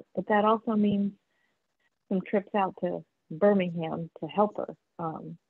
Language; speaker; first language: English; native; English